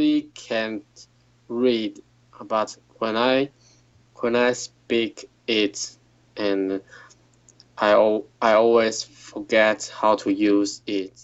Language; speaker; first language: English; non-native, learner; Chinese